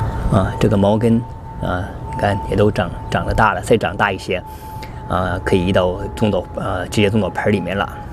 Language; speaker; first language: Chinese; native; Chinese